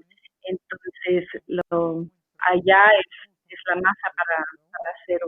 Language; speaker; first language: Spanish; non-native, fluent; English